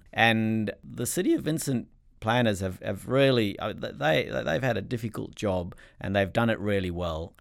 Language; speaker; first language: English; native; English